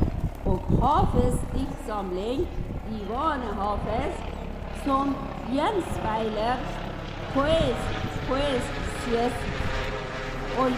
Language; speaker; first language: Norwegian; non-native, fluent; Persian